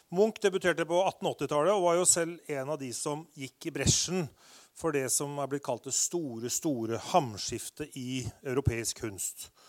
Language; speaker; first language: Norwegian; native; Norwegian